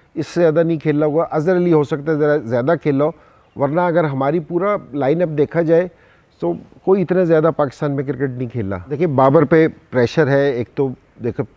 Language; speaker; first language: Urdu; non-native, local second language; Punjabi